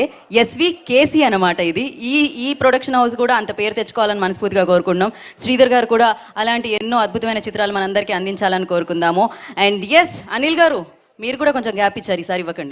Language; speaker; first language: Telugu; native; Telugu